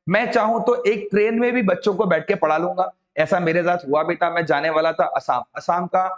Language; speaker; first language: Hindi; native; Hindi